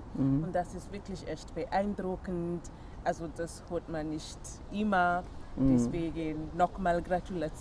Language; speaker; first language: German; non-native, fluent; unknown